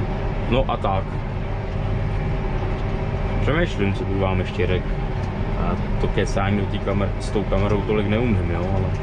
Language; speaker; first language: Czech; native; Czech